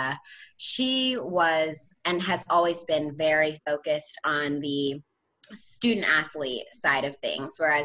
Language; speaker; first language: English; native; English